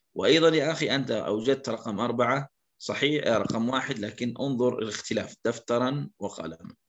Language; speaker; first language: Arabic; native; Arabic